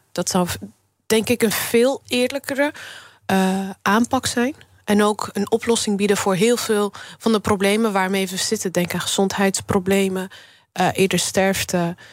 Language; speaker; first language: Dutch; early bilingual, other home language; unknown